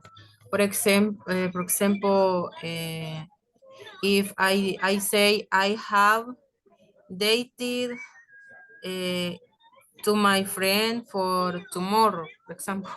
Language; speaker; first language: English; non-native, learner; Spanish